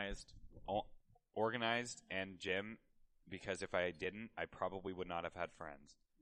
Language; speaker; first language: English; native; English